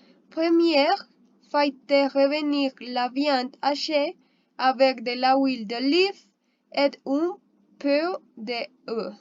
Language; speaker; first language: French; non-native, learner; Spanish